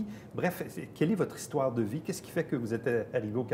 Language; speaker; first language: French; native; French